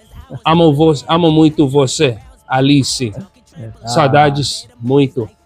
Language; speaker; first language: Portuguese; non-native, learner; English